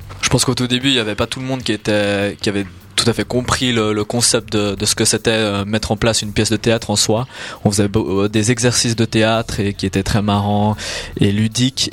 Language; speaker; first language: French; native; French